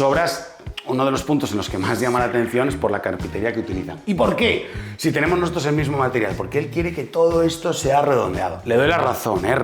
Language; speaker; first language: Spanish; native; Spanish